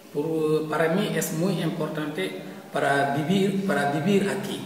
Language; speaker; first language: Spanish; non-native, learner; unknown